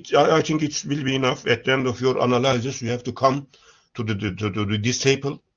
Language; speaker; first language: English; non-native, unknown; Turkish